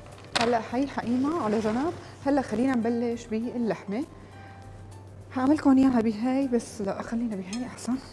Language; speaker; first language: Arabic; native; Arabic